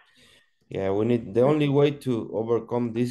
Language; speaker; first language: English; non-native, learner; Spanish